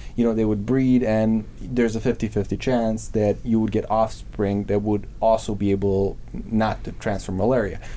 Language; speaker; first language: English; non-native, fluent; Serbian